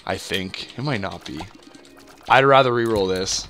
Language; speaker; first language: English; native; English